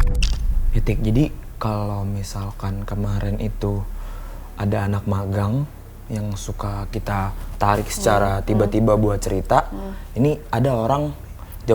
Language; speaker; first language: Indonesian; native; Indonesian